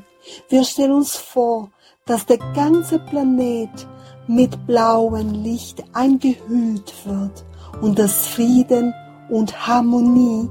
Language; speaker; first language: German; non-native, fluent; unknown